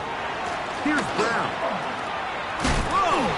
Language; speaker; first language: English; native; English